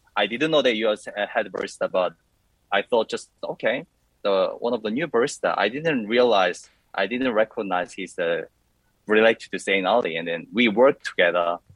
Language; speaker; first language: English; non-native, learner; Korean